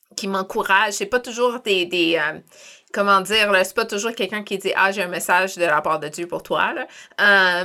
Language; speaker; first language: French; native; French